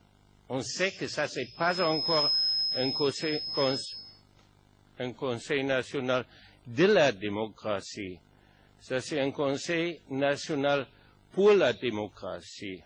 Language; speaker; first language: French; non-native, fluent; German